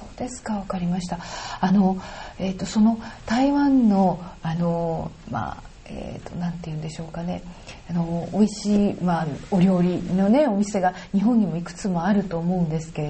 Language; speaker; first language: Japanese; native; Japanese